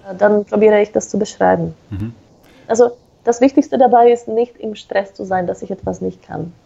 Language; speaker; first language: German; non-native, fluent; Slovak